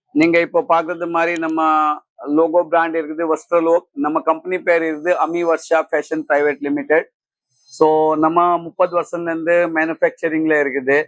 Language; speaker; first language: Tamil; non-native, fluent; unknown